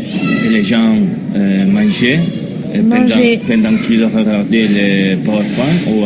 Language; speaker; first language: French; non-native, learner; Spanish